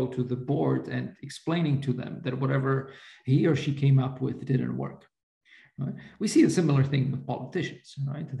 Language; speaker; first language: English; non-native, fluent; Slovak